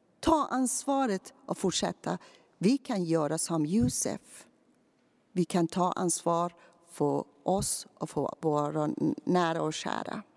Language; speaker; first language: Swedish; non-native, fluent; Persian